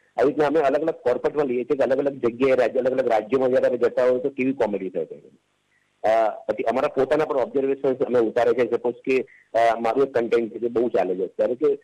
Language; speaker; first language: Gujarati; native; Gujarati